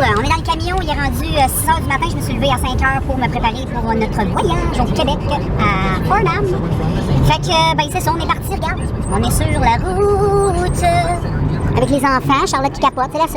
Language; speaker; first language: French; native; French